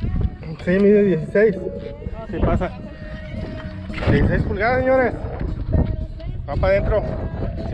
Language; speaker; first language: Spanish; native; Spanish